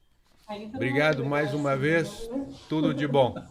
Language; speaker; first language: Portuguese; native; Portuguese